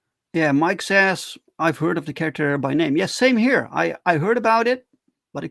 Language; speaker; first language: English; non-native, fluent; Dutch